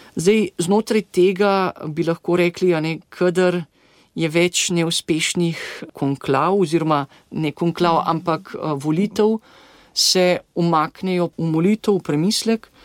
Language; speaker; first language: Slovenian; native; Slovenian